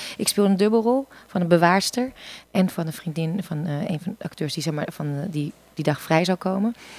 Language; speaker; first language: Dutch; native; Dutch